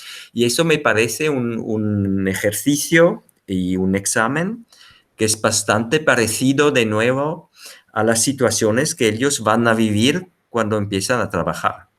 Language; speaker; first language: Spanish; non-native, fluent; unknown